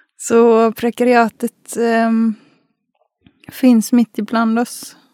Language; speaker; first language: Swedish; early bilingual, other home language; Finnish